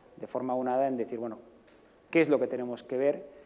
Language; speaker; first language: Spanish; native; Spanish